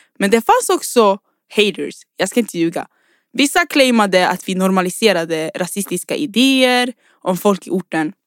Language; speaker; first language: Swedish; early bilingual, other home language; Rundi